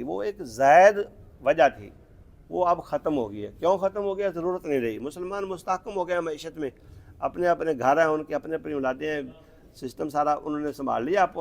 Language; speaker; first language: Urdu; non-native, local second language; Punjabi